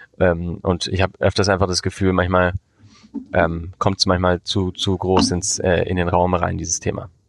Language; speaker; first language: German; early bilingual, heritage; German